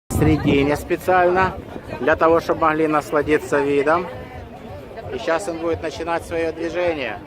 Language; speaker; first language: Russian; native; Russian